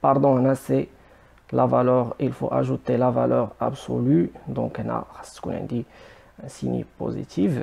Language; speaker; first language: French; non-native, local second language; Arabic